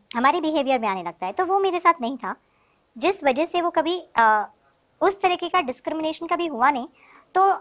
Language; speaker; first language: Hindi; native; Hindi